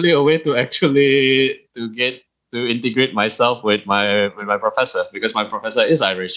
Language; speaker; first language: English; early bilingual, other home language; Indonesian